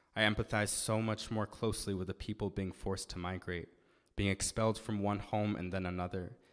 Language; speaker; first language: English; native; English